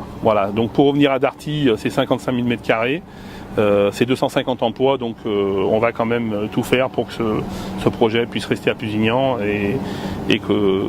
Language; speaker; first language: French; native; French